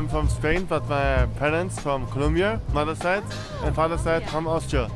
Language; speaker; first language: English; non-native, learner; Spanish